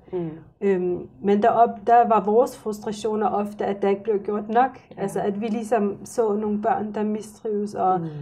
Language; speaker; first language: Danish; early bilingual, other home language; Arabic